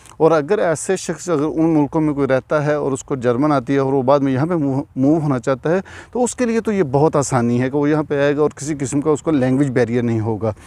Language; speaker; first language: Urdu; non-native, local second language; Punjabi